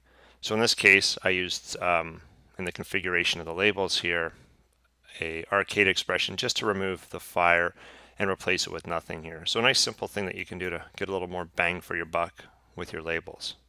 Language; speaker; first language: English; native; English